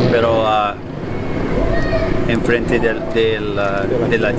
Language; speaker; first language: Spanish; non-native, learner; English